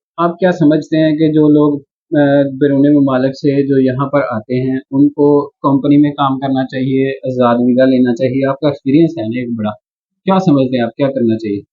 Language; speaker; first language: Urdu; non-native, local second language; Punjabi